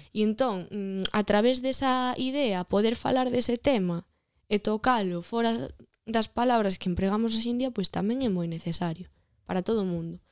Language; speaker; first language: Galician; native; Galician